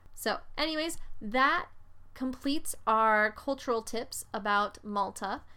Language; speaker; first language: English; native; English